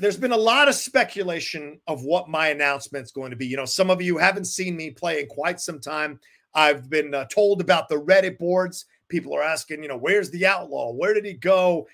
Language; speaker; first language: English; native; English